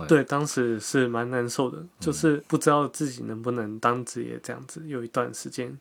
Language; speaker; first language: Chinese; native; Chinese